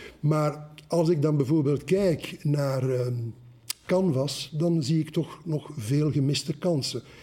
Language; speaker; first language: Dutch; native; Dutch